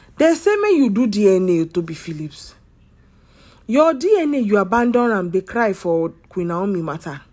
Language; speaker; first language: Nigerian Pidgin; non-native, local second language; Yoruba